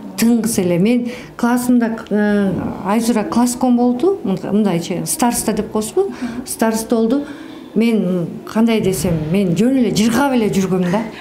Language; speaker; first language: Kyrgyz; native; Kyrgyz